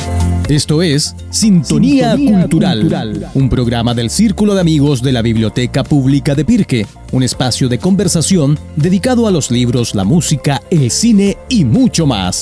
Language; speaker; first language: Spanish; native; Spanish